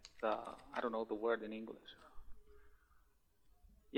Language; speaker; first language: English; non-native, fluent; Spanish